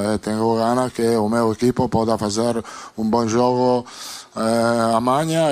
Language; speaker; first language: Portuguese; non-native, learner; Italian